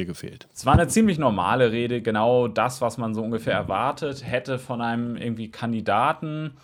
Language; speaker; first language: German; native; German